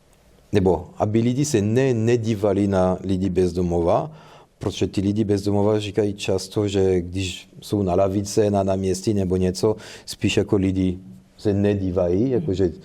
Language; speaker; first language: Czech; non-native, fluent; French